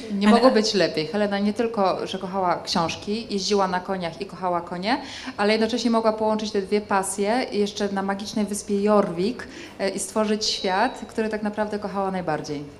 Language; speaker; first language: Polish; native; Polish